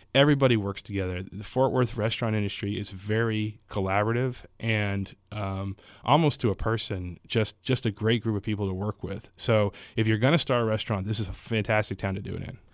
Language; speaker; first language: English; native; English